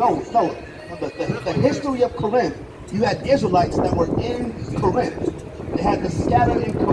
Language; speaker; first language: English; native; English